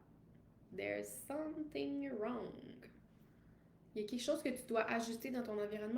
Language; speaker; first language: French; native; French